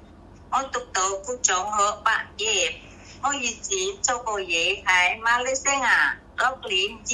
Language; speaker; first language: Cantonese; non-native, learner; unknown